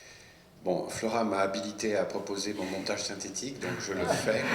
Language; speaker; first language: French; native; French